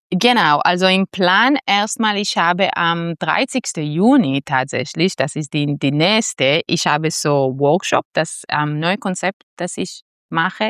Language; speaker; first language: German; non-native, fluent; Hebrew